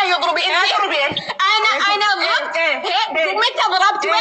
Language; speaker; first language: Arabic; non-native, learner; Amharic